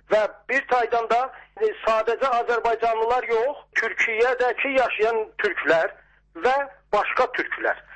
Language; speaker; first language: Azerbaijani; native; Azerbaijani